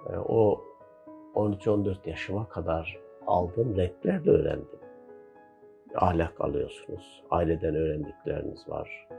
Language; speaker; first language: Turkish; native; Turkish